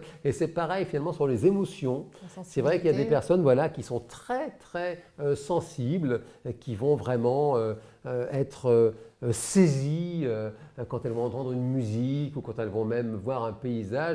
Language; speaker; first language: French; native; French